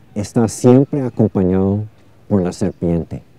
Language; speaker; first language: Spanish; non-native, fluent; English